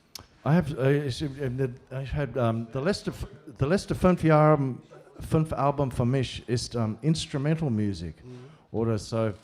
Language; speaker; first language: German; non-native, learner; English